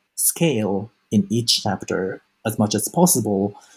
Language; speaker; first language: English; non-native, fluent; Japanese